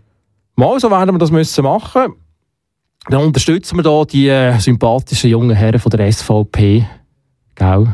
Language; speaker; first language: German; native; German